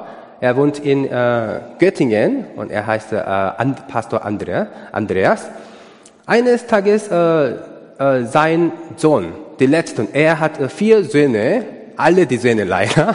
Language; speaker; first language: German; non-native, learner; Korean